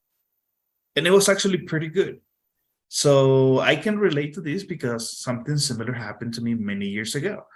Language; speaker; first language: English; non-native, fluent; Spanish